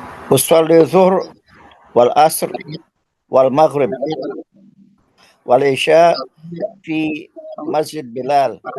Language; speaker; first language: Arabic; non-native, learner; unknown